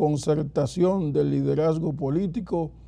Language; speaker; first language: Spanish; native; Spanish